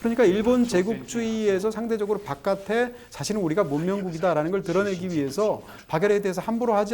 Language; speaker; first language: Korean; native; Korean